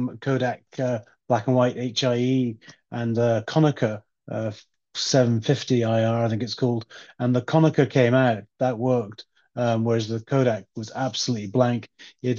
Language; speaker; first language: English; native; English